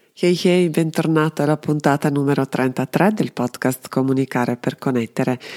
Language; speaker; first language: Italian; non-native, fluent; Serbian